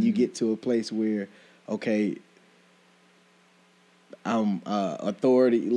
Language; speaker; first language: English; native; English